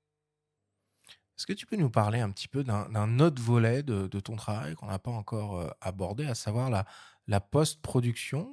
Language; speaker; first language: French; native; French